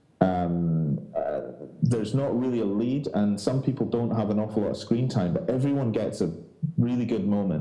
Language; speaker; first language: English; native; English